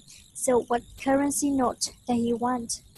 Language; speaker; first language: English; non-native, fluent; Vietnamese